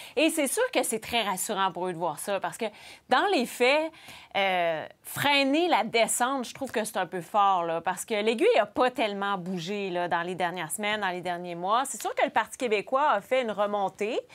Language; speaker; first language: French; native; French